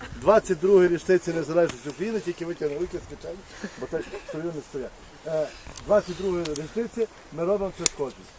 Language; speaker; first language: Ukrainian; native; Ukrainian